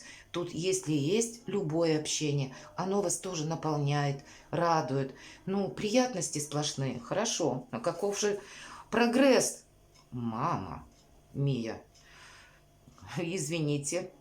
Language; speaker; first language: Russian; native; Russian